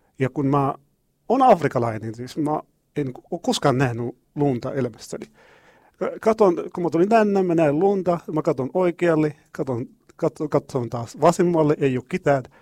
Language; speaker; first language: Finnish; non-native, learner; Arabic